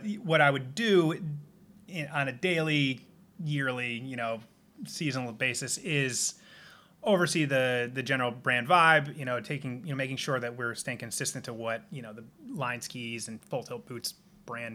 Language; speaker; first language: English; native; English